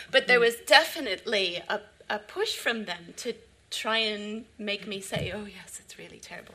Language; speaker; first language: English; native; English